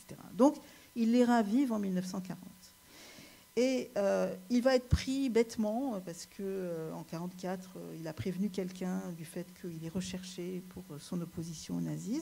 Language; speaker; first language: French; native; French